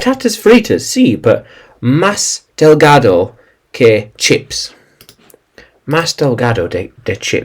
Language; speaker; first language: Spanish; non-native, learner; English